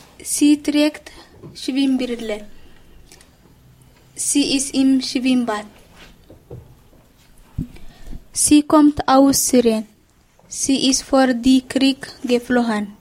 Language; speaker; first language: German; non-native, learner; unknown